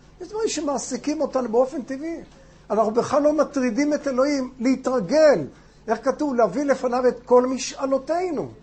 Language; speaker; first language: Hebrew; non-native, fluent; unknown